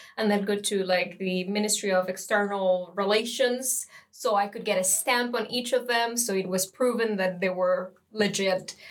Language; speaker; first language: English; non-native, fluent; Spanish